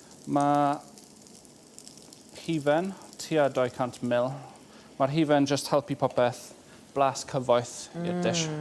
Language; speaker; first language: Welsh; native; Welsh